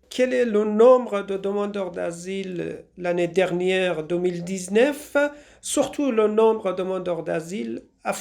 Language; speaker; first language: French; non-native, fluent; Persian